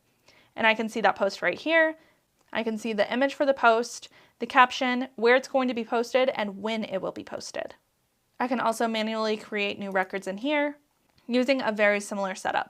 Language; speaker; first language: English; native; English